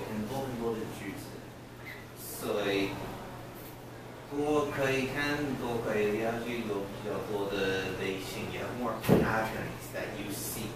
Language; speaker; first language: Chinese; non-native, learner; English